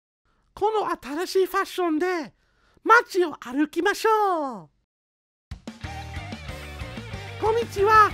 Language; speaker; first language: Japanese; non-native, fluent; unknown